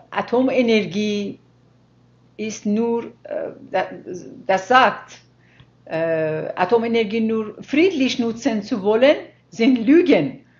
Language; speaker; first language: German; non-native, fluent; Persian